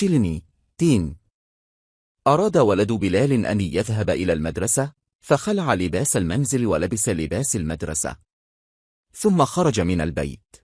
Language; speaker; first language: Arabic; non-native, fluent; Bangla